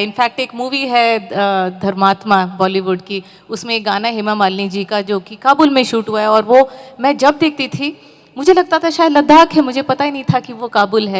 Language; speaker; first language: Hindi; native; Hindi